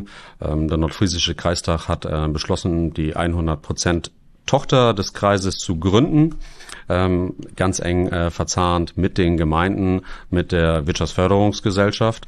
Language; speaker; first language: German; native; German